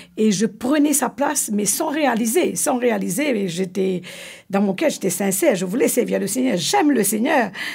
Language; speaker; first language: French; non-native, local second language; Morisyen